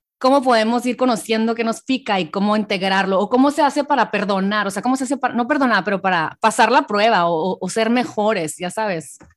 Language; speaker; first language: Spanish; native; Spanish